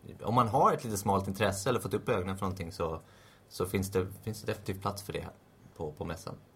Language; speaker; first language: Swedish; native; Swedish